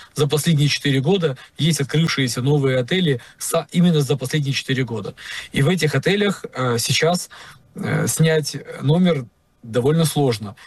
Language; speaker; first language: Russian; native; Russian